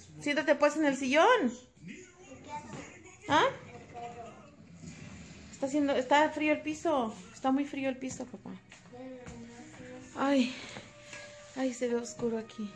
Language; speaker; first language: Spanish; native; Spanish